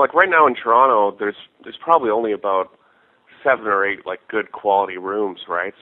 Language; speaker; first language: English; native; English